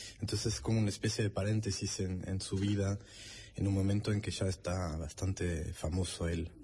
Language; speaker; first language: Spanish; non-native, fluent; French